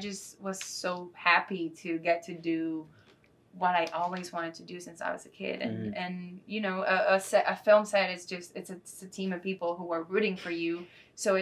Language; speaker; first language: English; non-native, fluent; Spanish